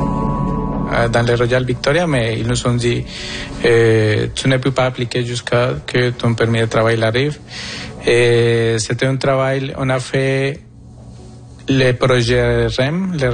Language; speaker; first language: French; non-native, fluent; Spanish